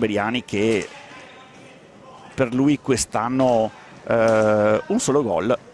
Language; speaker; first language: Italian; native; Italian